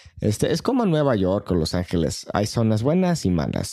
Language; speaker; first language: Spanish; non-native, fluent; English